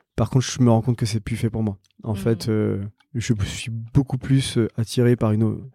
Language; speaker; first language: French; native; French